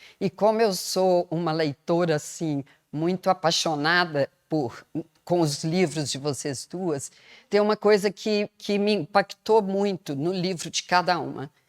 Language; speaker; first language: Portuguese; native; Portuguese